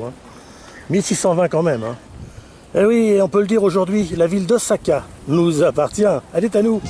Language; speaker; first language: French; native; French